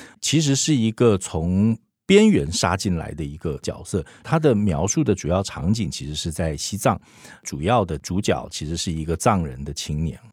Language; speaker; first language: Chinese; native; Chinese